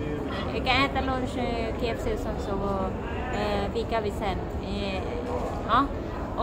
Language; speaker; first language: Swedish; non-native, learner; Filipino